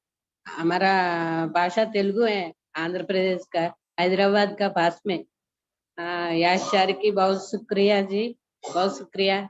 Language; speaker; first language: Hindi; non-native, local second language; Telugu